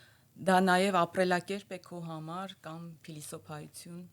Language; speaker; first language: Armenian; early bilingual, heritage; Armenian